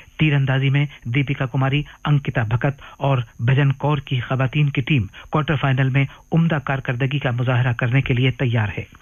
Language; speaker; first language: Urdu; native; Urdu